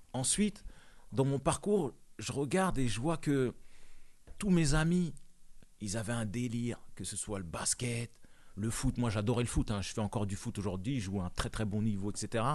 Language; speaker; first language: French; non-native, local second language; Bambara